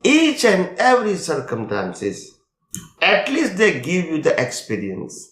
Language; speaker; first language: English; non-native, local second language; Gujarati